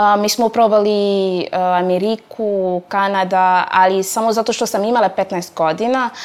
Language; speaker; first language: Serbian; non-native, fluent; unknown